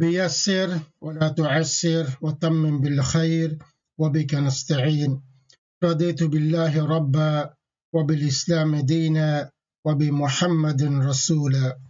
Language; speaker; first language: Arabic; non-native, fluent; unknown